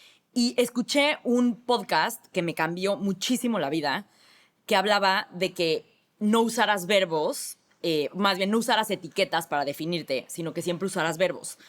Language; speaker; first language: Spanish; native; Spanish